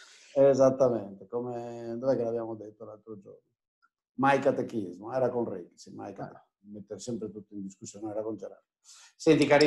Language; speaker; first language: Italian; native; Italian